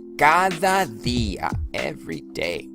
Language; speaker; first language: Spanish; non-native, fluent; English